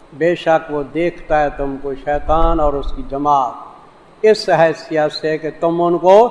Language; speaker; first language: Urdu; non-native, local second language; Saraiki